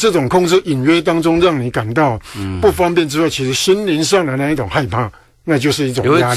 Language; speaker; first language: Chinese; native; Chinese